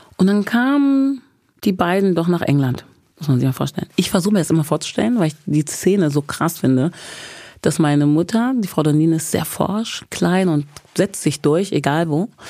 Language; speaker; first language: German; early bilingual, other home language; English